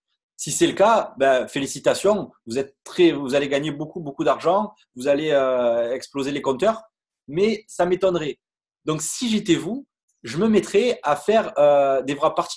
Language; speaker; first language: French; native; French